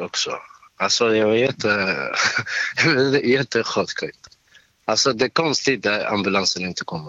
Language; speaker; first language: Swedish; non-native, learner; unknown